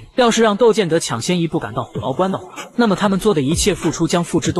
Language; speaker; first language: Chinese; native; Chinese